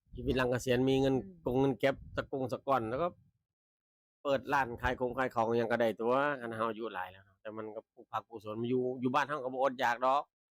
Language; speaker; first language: Thai; native; Thai